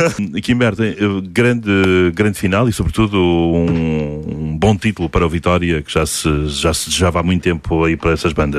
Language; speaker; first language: Portuguese; native; Portuguese